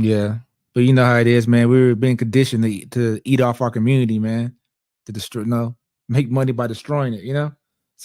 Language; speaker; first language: English; native; English